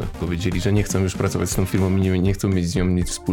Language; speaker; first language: Polish; native; Polish